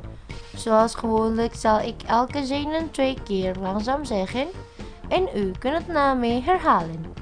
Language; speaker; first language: Dutch; non-native, learner; Indonesian